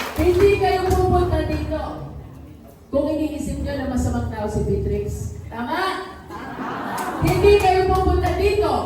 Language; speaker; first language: Filipino; native; Filipino